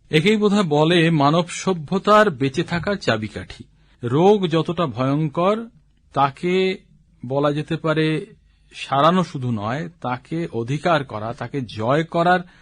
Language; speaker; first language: Bangla; native; Bangla